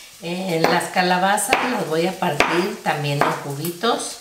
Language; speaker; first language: Spanish; native; Spanish